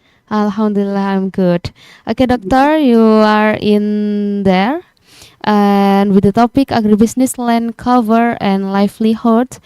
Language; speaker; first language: English; non-native, learner; Indonesian